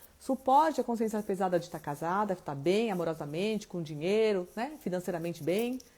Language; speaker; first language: Portuguese; native; Portuguese